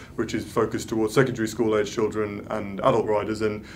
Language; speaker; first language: English; native; English